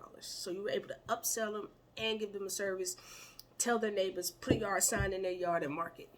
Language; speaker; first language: English; native; English